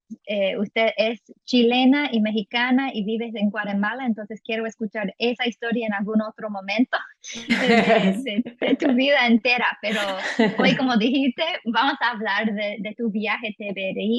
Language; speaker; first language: Spanish; non-native, fluent; English